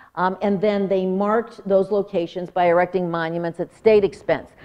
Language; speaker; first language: English; native; English